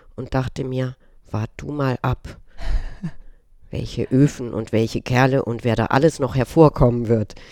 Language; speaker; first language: German; early bilingual, other home language; Romanian